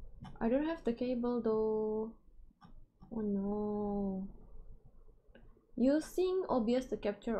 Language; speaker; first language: English; non-native, fluent; Indonesian